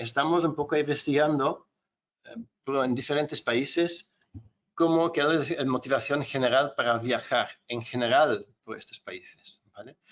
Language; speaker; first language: Spanish; non-native, fluent; Dutch